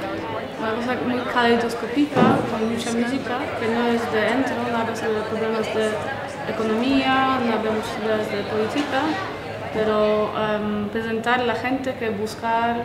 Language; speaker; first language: Spanish; non-native, learner; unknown